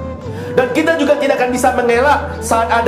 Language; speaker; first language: Indonesian; native; Indonesian